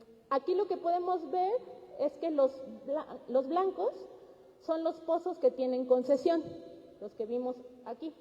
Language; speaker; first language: Spanish; native; Spanish